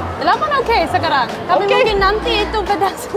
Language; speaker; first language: Indonesian; non-native, learner; Norwegian